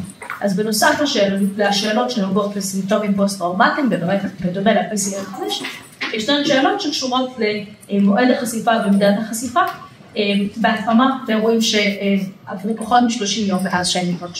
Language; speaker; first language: Hebrew; native; Hebrew